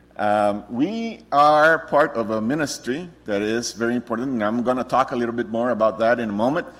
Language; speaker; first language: English; non-native, fluent; Spanish